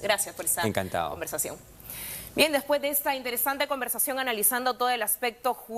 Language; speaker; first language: Spanish; native; Spanish